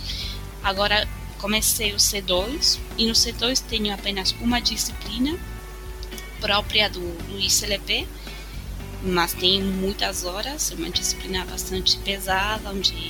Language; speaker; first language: Portuguese; non-native, fluent; Spanish